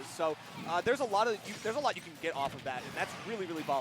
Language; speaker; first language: English; native; English